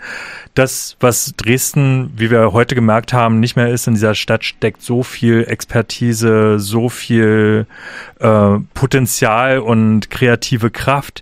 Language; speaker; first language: German; native; German